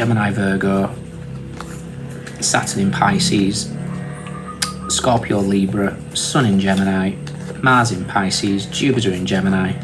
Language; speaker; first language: English; native; English